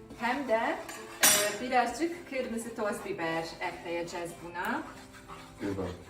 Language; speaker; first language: Turkish; non-native, fluent; Hungarian